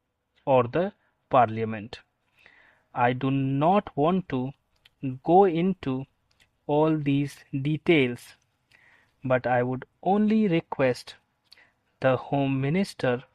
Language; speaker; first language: English; non-native, local second language; Hindi